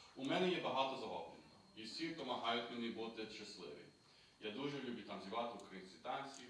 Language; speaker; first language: Ukrainian; early bilingual, heritage; Ukrainian